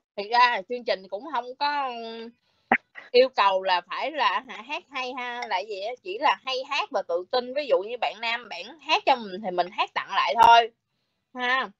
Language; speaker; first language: Vietnamese; native; Vietnamese